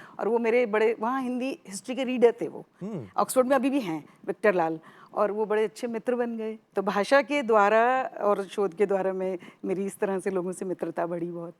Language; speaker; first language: Hindi; native; Hindi